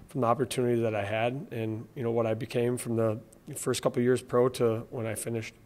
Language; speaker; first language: English; native; English